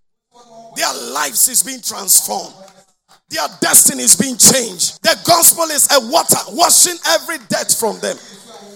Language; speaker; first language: English; non-native, local second language; Akan